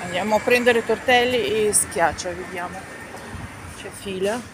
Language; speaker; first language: Italian; non-native, learner; Ukrainian